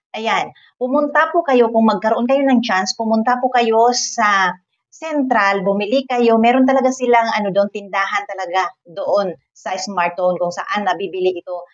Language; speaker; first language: Filipino; native; Filipino